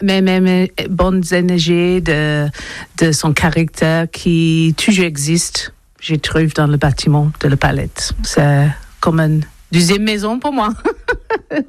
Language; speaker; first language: French; non-native, learner; English